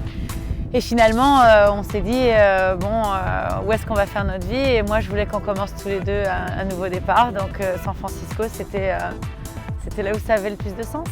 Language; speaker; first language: French; native; French